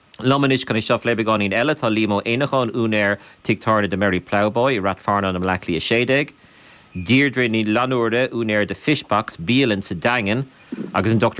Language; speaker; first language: Irish; native; Irish